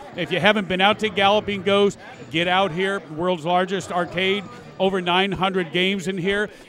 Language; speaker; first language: English; native; English